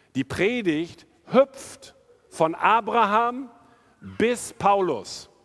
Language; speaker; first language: German; non-native, fluent; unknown